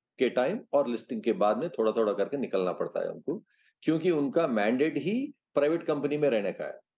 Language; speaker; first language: Hindi; non-native, local second language; Telugu